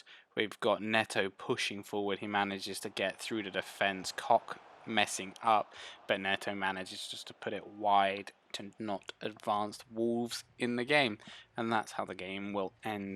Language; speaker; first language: English; native; English